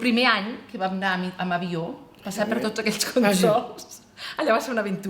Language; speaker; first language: Catalan; native; Catalan